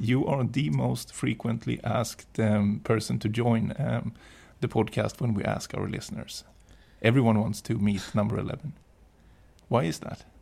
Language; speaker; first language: English; non-native, fluent; Swedish